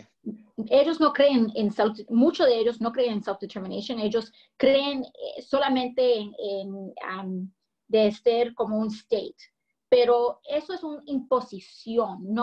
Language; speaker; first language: Spanish; early bilingual, heritage; English